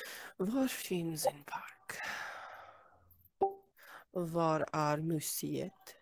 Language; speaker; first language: Swedish; non-native, learner; English